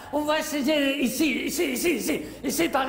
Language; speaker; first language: French; non-native, learner; Spanish